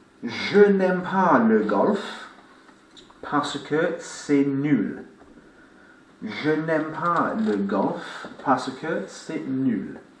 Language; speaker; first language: French; non-native, fluent; English